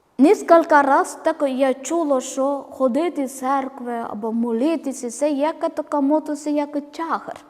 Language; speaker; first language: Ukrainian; non-native, learner; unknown